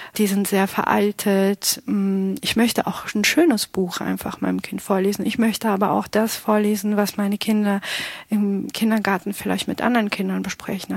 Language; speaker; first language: German; non-native, fluent; Pashto